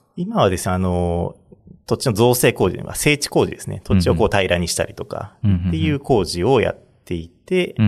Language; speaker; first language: Japanese; native; Japanese